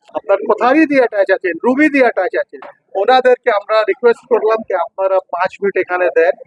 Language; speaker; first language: Bangla; non-native, local second language; Urdu